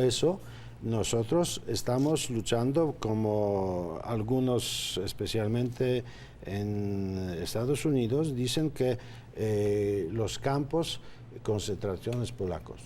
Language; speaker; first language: Spanish; non-native, fluent; Polish